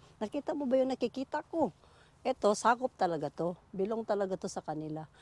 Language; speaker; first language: Filipino; non-native, local second language; Cebuano